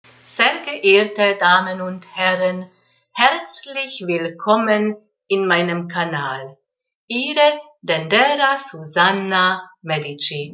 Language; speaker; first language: German; non-native, fluent; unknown